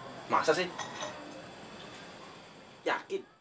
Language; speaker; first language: Indonesian; native; Indonesian